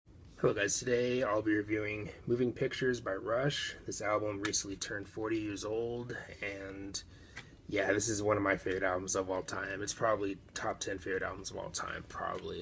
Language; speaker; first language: English; native; English